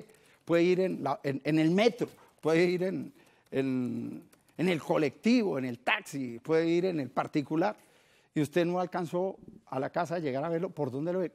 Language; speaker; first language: Spanish; native; Spanish